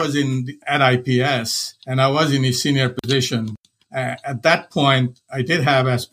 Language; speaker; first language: English; non-native, local second language; Hindi